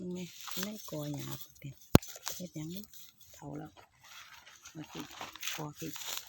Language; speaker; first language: Thai; native; Thai